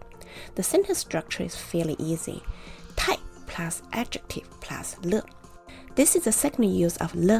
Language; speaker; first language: English; non-native, fluent; Chinese